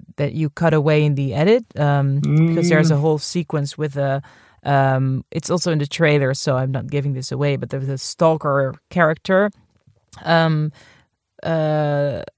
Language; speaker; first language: English; non-native, fluent; Dutch